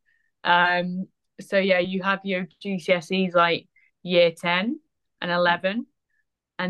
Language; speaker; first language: English; native; English